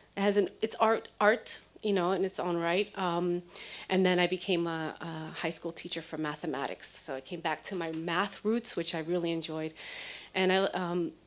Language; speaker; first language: English; early bilingual, other home language; Spanish